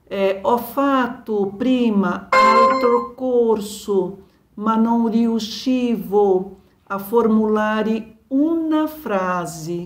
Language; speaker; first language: Italian; non-native, learner; Portuguese